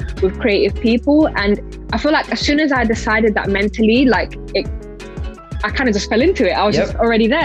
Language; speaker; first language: English; native; English